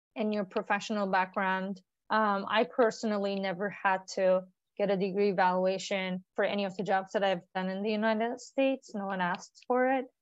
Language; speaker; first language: English; non-native, fluent; Turkish